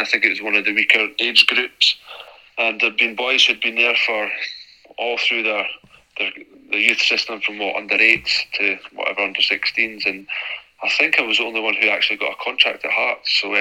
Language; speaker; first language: English; native; English